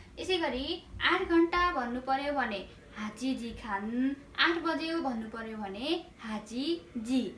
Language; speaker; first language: Nepali; native; Nepali